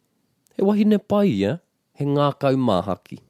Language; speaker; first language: Māori; non-native, fluent; English